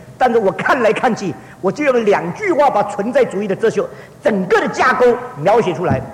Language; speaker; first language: Chinese; early bilingual, heritage; Chinese